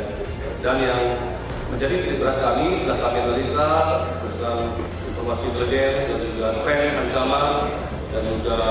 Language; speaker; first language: Indonesian; native; Indonesian